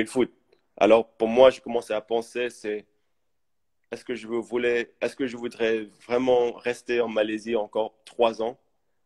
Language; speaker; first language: French; early bilingual, heritage; English